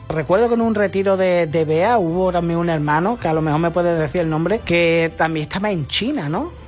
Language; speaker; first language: Spanish; native; Spanish